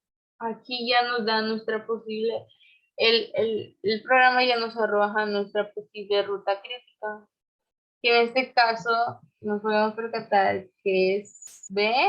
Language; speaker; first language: Spanish; native; Spanish